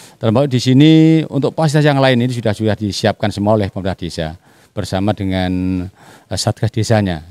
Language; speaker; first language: Indonesian; non-native, local second language; Javanese